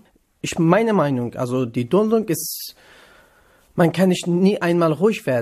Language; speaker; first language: German; non-native, learner; Kurdish